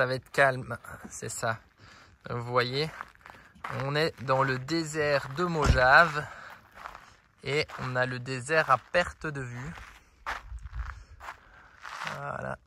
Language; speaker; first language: French; native; French